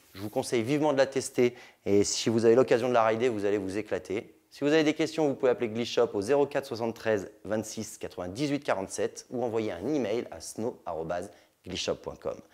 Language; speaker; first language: French; native; French